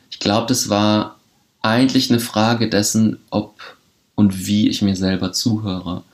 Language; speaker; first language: German; early bilingual, other home language; Polish